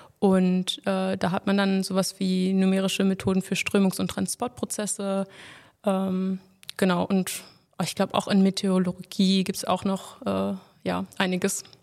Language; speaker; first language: German; native; German